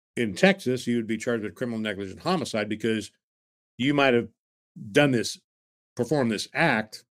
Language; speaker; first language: English; native; English